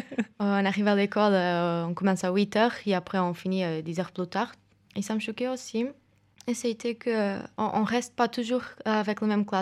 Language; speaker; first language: French; non-native, fluent; Portuguese